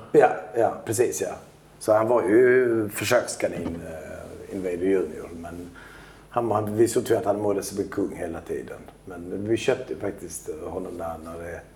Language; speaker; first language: Swedish; early bilingual, other home language; Albanian